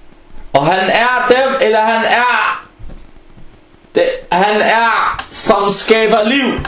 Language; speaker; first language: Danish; non-native, fluent; Arabic